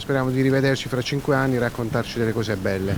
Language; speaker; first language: Italian; native; Italian